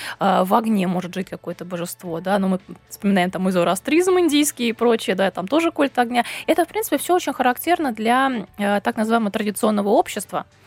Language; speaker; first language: Russian; native; Russian